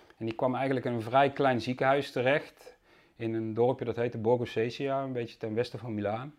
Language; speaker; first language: Dutch; native; Dutch